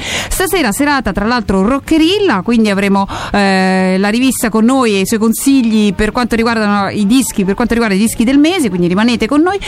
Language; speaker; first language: Italian; native; Italian